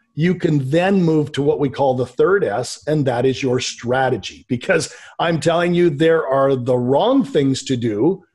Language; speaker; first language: English; native; English